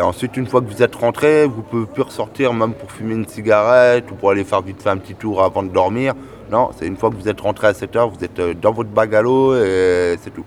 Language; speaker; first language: French; native; French